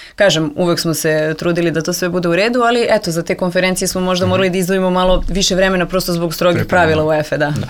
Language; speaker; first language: Serbian; native; Serbian